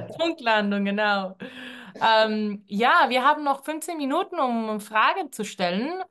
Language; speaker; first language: German; non-native, fluent; Spanish